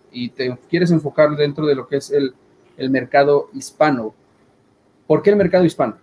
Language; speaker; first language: Spanish; native; Spanish